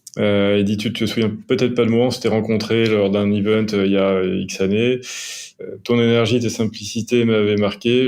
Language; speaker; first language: French; native; French